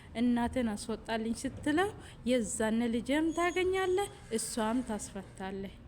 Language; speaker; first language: Amharic; non-native, local second language; Oromo